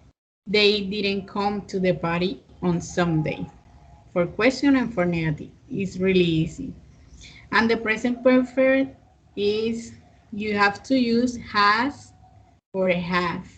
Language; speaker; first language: English; non-native, fluent; Spanish